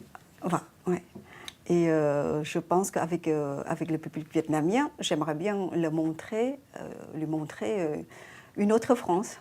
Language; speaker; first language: French; non-native, fluent; Vietnamese